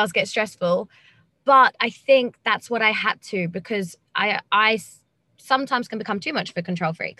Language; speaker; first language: English; native; English